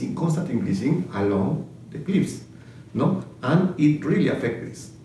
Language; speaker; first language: English; non-native, fluent; Spanish